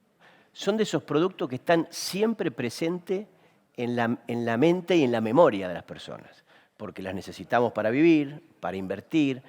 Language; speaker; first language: Spanish; native; Spanish